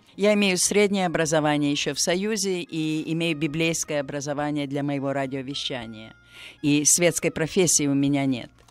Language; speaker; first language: Russian; native; Russian